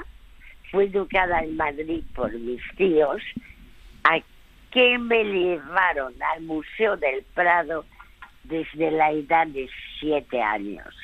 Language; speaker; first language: Spanish; early bilingual, other home language; French